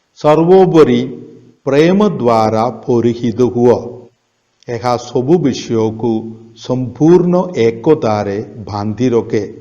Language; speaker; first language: Odia; non-native, local second language; Malayalam